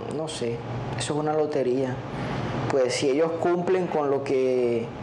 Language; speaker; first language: Spanish; native; Spanish